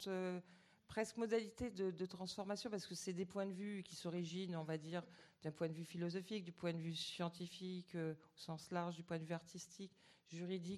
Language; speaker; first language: French; native; French